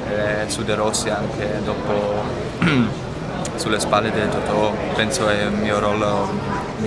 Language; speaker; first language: Italian; non-native, learner; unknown